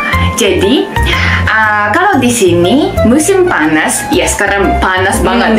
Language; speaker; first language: Indonesian; non-native, learner; Japanese